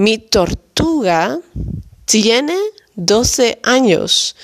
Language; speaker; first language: Spanish; non-native, fluent; Dutch